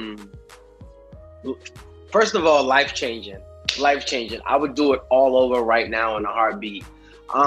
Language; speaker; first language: English; native; English